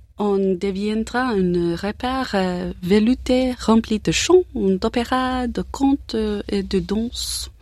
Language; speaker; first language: French; non-native, learner; English